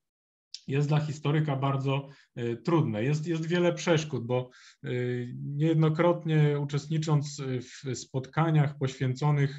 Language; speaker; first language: Polish; native; Polish